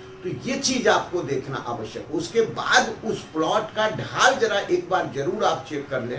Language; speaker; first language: Hindi; native; Hindi